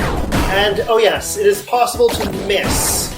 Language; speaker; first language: English; native; English